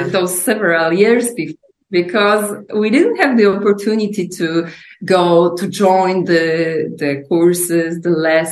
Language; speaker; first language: English; non-native, fluent; Polish